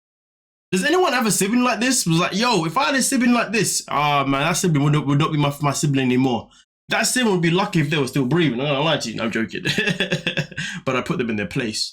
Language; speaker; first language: English; native; English